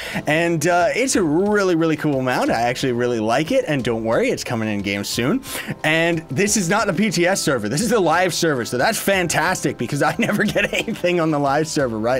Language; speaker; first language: English; native; English